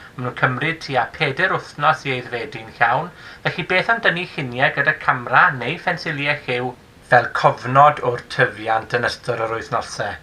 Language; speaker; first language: Welsh; native; Welsh